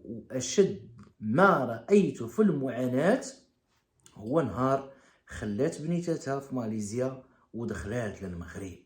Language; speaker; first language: Arabic; native; Arabic